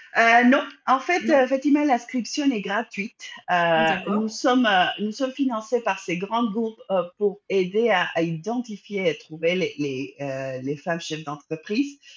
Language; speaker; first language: French; non-native, fluent; Spanish